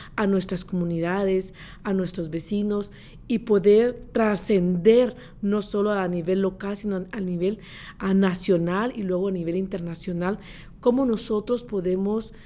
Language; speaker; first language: Spanish; native; Spanish